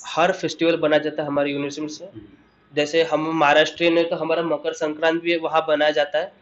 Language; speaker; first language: Hindi; non-native, local second language; Marathi